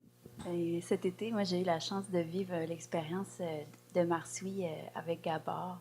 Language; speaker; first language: French; native; French